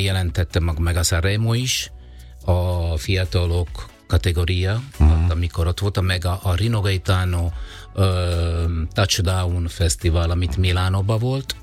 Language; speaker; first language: Hungarian; non-native, fluent; Italian